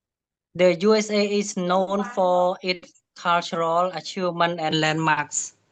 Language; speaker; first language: English; non-native, learner; Khmer